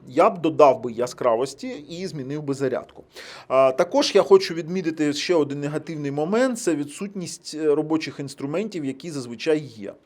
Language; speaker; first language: Ukrainian; non-native, local second language; Russian